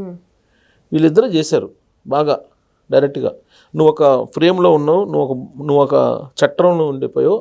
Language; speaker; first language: Telugu; native; Telugu